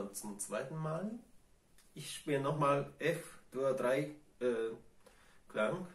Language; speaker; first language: German; non-native, fluent; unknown